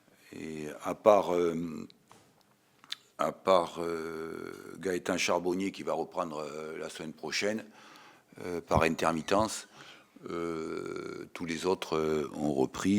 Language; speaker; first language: French; native; French